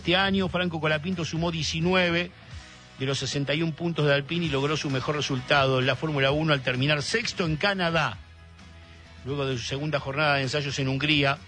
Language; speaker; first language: Spanish; native; Spanish